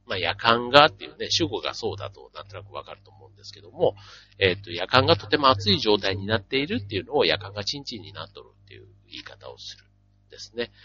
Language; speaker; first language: Japanese; native; Japanese